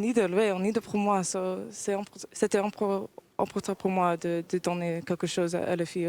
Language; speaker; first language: French; early bilingual, heritage; English